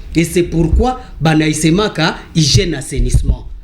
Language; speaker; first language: French; non-native, local second language; Swahili